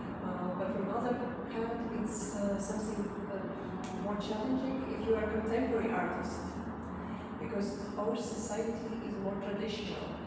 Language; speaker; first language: English; non-native, fluent; Latvian